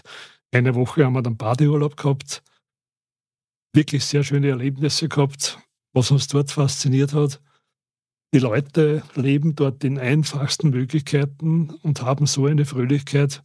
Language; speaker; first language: German; native; German